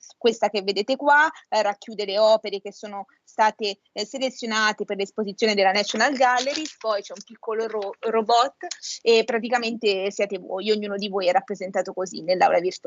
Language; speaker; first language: Italian; native; Italian